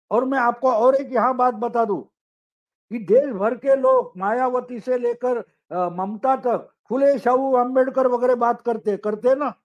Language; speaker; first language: Hindi; non-native, local second language; Marathi